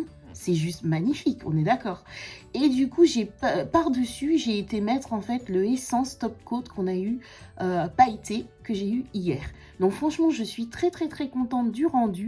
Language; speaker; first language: French; native; French